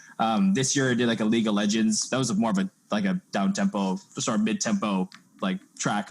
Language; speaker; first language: English; native; English